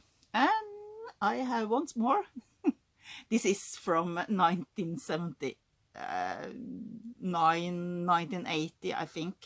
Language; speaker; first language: English; non-native, learner; Norwegian